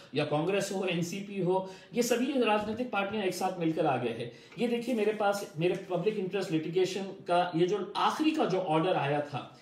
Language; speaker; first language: Hindi; non-native, local second language; Urdu